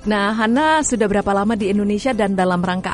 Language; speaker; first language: Indonesian; native; Indonesian